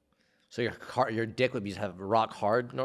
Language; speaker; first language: English; native; English